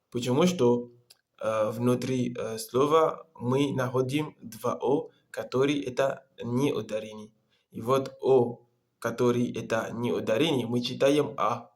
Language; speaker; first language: Russian; non-native, learner; Comorian